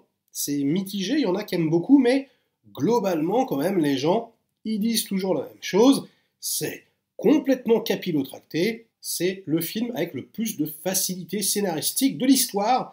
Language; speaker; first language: French; native; French